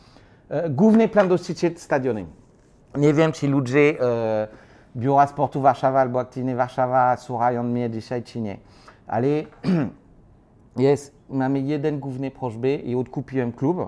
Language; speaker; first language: Polish; non-native, learner; French